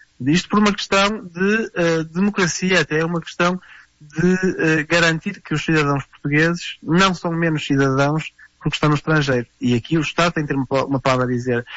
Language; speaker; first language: Portuguese; native; Portuguese